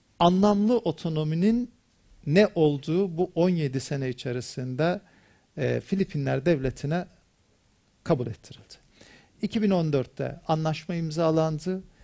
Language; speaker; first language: Turkish; native; Turkish